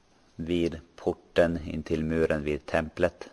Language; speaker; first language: Swedish; non-native, local second language; Finnish